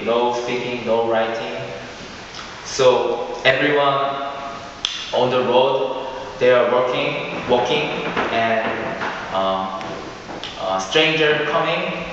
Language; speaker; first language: English; non-native, learner; Korean